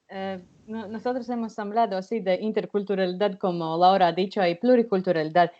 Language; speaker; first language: Spanish; non-native, fluent; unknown